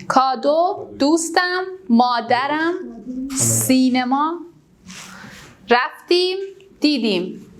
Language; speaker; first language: Persian; non-native, fluent; Urdu